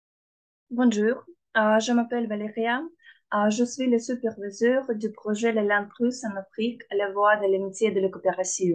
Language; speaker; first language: French; non-native, learner; Russian